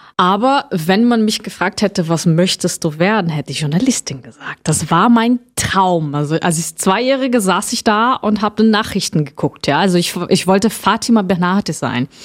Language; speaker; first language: German; non-native, fluent; Portuguese